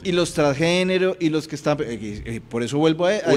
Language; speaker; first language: Spanish; native; Spanish